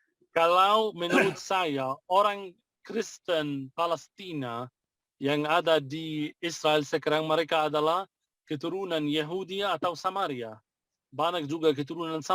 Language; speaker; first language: Indonesian; non-native, fluent; Arabic